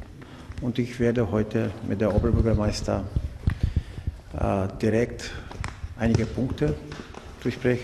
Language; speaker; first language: German; non-native, learner; Macedonian